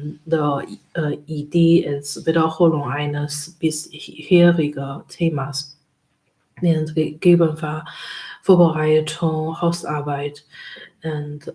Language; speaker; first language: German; non-native, learner; Chinese